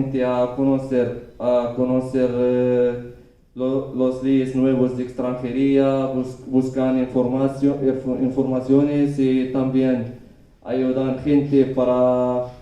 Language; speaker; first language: Spanish; non-native, learner; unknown